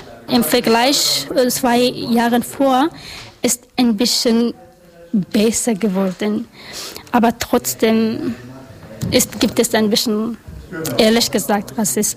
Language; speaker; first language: German; non-native, learner; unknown